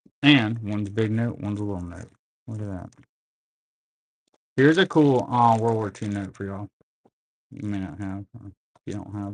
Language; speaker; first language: English; native; English